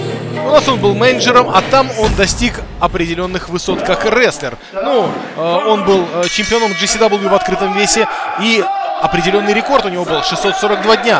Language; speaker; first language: Russian; native; Russian